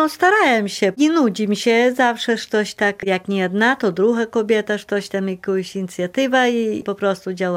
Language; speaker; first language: Polish; non-native, local second language; Belarusian